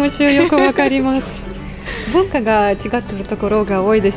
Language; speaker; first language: Japanese; non-native, fluent; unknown